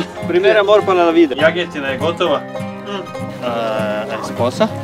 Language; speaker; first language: Spanish; non-native, learner; Serbian